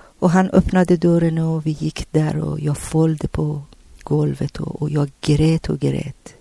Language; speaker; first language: Swedish; non-native, learner; Persian